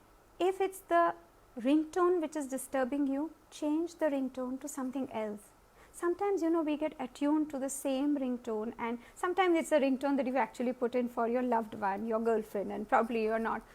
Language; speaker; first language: English; non-native, local second language; Hindi